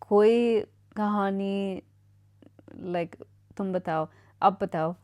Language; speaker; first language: Hindi; non-native, learner; English